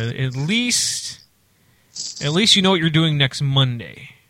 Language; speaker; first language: English; native; English